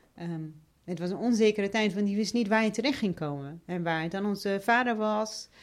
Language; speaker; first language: Dutch; non-native, fluent; Arabic